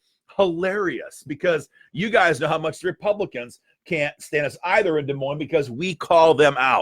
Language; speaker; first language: English; native; English